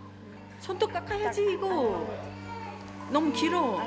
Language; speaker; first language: Korean; native; Korean